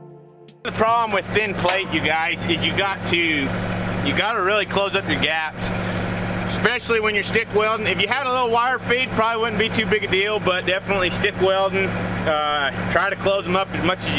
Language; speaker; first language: English; native; English